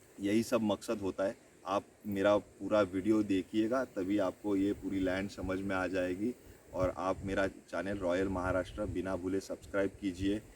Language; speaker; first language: Hindi; non-native, local second language; Marathi